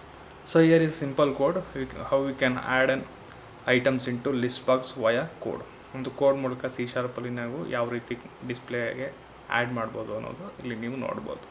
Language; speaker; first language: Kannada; native; Kannada